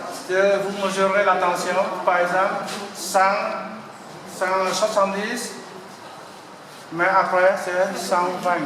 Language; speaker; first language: French; non-native, learner; Vietnamese